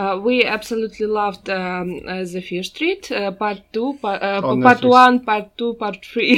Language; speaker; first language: English; non-native, learner; Russian